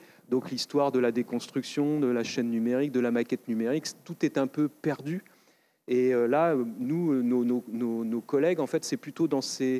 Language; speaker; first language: French; native; French